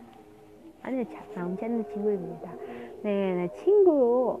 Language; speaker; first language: Korean; non-native, learner; Indonesian